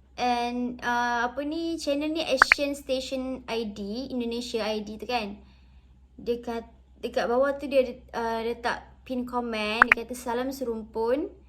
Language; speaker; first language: Malay; native; Malay